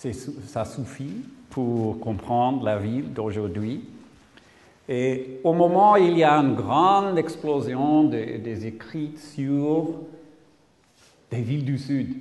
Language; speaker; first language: French; non-native, learner; English